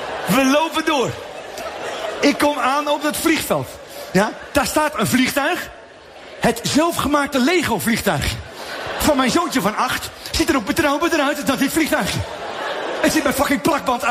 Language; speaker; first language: Dutch; native; Dutch